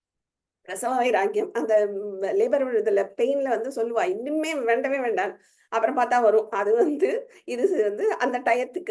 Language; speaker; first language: Tamil; native; Tamil